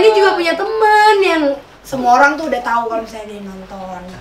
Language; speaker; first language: Indonesian; native; Indonesian